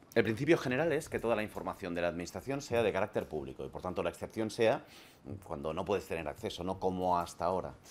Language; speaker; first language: Spanish; non-native, local second language; Catalan